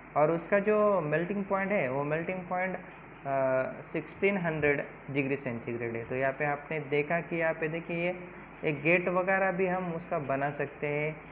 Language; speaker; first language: Hindi; non-native, local second language; Marathi